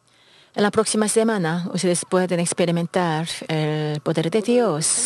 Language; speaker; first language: Spanish; non-native, learner; Korean